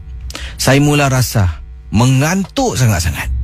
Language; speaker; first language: Malay; native; Malay